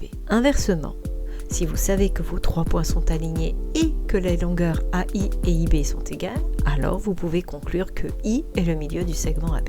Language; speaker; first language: French; native; French